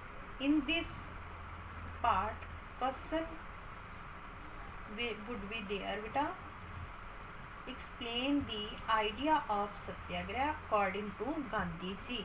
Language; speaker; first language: English; non-native, local second language; Hindi